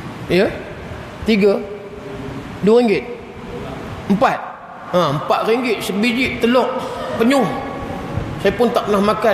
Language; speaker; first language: Malay; native; Malay